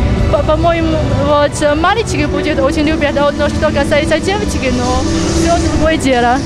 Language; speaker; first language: Russian; non-native, fluent; Chinese